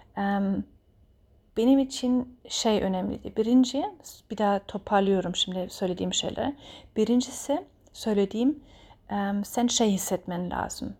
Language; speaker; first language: Turkish; early bilingual, heritage; Turkish